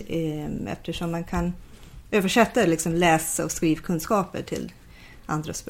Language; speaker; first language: Swedish; non-native, fluent; English